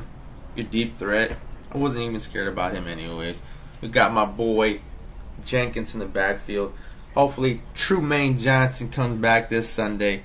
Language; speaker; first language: English; native; English